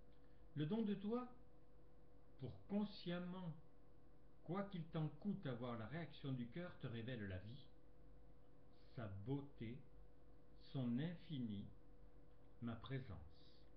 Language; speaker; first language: French; native; French